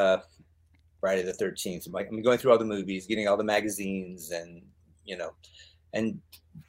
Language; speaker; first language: English; native; English